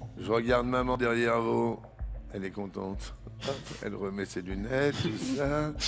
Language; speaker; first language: French; native; French